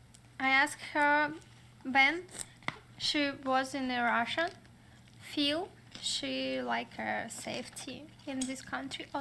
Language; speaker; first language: English; non-native, learner; Russian